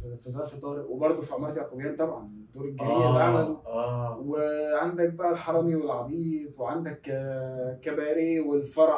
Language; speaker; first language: Arabic; native; Arabic